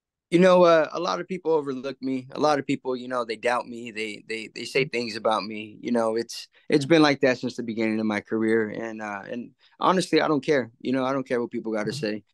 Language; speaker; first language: English; early bilingual, other home language; Spanish